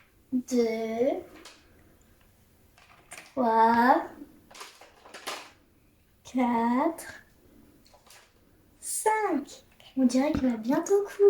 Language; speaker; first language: French; native; French